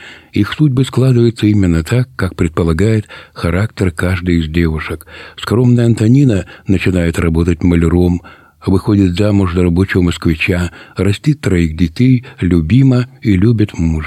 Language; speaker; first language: Russian; native; Russian